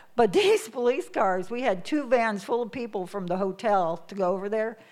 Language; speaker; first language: English; native; English